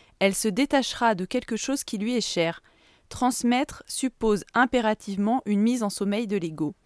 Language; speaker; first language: French; native; French